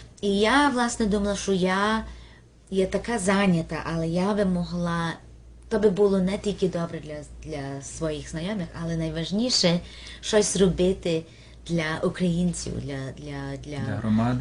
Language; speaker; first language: Ukrainian; early bilingual, heritage; Ukrainian